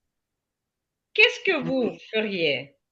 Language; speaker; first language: French; non-native, fluent; Ukrainian